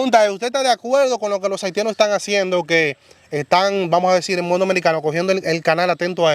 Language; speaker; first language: Spanish; native; Spanish